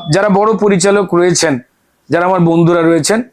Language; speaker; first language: Bangla; native; Bangla